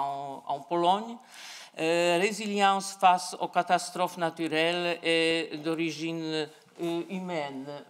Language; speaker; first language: French; non-native, fluent; Polish